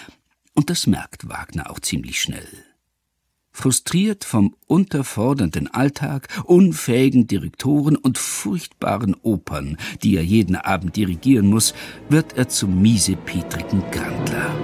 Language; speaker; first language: German; native; German